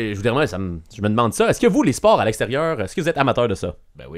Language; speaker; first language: French; native; French